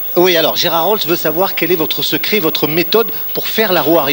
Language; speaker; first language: French; native; French